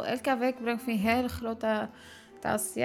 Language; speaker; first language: Dutch; non-native, learner; Arabic